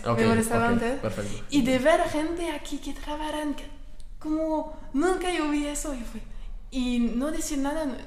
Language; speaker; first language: Spanish; non-native, fluent; French